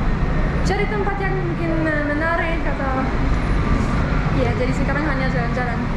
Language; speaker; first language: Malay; non-native, fluent; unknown